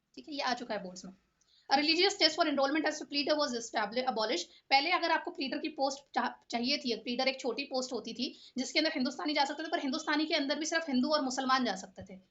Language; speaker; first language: Hindi; native; Hindi